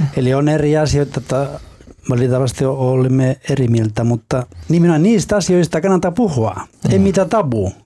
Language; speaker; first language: Finnish; non-native, fluent; Spanish